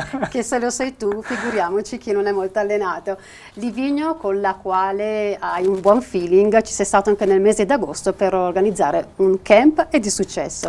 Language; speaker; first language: Italian; native; Italian